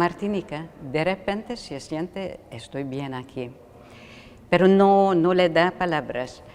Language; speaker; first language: Spanish; non-native, fluent; Hungarian